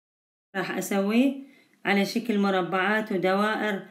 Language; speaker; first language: Arabic; native; Arabic